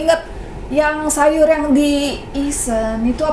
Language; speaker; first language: Indonesian; native; Indonesian